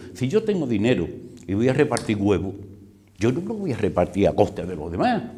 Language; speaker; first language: Spanish; native; Spanish